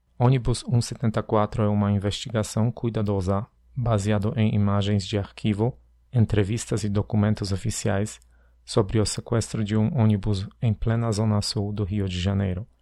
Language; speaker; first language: Portuguese; non-native, fluent; Polish